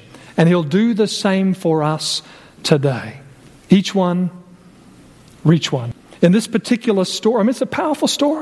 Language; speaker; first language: English; native; English